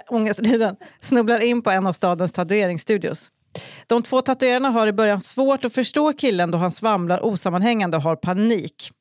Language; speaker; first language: Swedish; native; Swedish